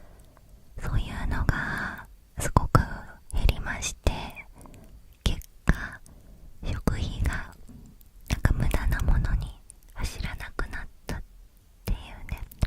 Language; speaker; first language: Japanese; native; Japanese